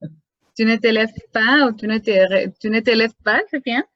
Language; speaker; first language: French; non-native, fluent; Spanish